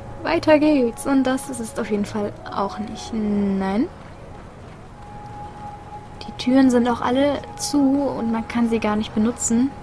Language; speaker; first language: German; native; German